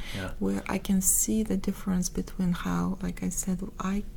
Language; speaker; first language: English; non-native, fluent; Russian